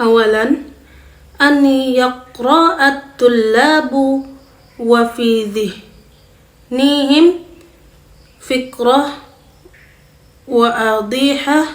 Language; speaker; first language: Arabic; non-native, fluent; Indonesian